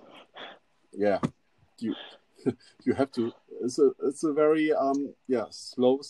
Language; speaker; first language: English; non-native, fluent; German